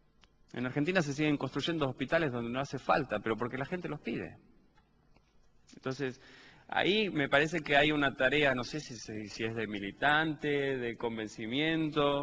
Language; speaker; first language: Spanish; native; Spanish